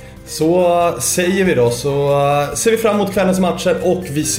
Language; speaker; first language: Swedish; native; Swedish